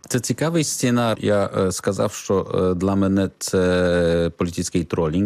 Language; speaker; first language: Ukrainian; non-native, learner; Polish